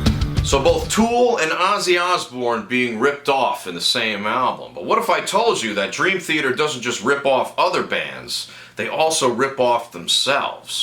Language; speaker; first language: English; native; English